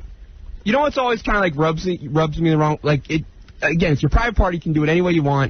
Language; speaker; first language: English; native; English